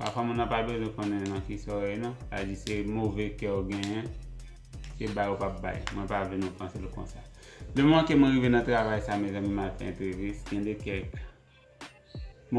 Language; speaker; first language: French; non-native, local second language; Haitian Creole